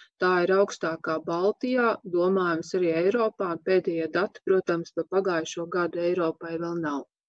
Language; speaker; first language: Latvian; native; Latvian